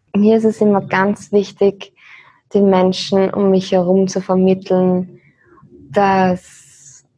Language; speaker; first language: German; native; German